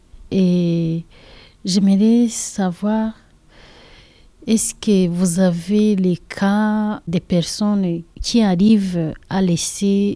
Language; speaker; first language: French; non-native, learner; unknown